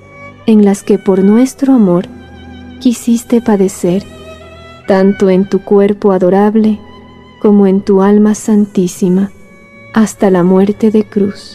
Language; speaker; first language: Spanish; native; Spanish